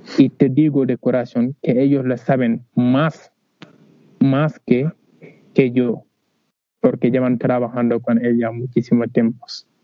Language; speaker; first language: Spanish; non-native, learner; Wolof